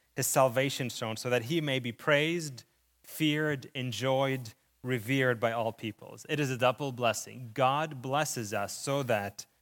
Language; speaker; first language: English; early bilingual, other home language; Arabic